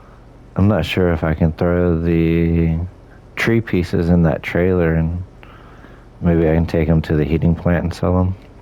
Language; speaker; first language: English; native; English